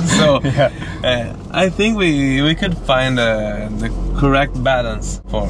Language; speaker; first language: English; non-native, fluent; Italian